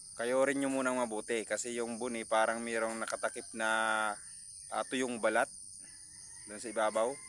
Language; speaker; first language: Filipino; non-native, local second language; Cebuano